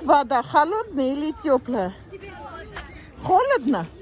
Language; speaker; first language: Russian; non-native, fluent; Armenian